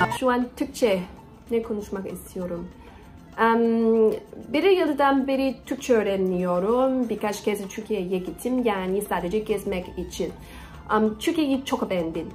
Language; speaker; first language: Turkish; non-native, learner; Chinese